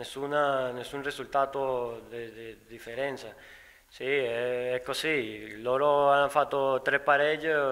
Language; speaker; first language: Italian; non-native, learner; Spanish